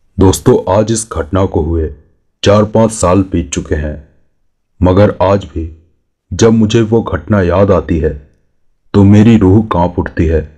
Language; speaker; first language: Hindi; native; Hindi